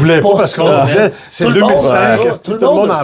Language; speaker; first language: French; native; French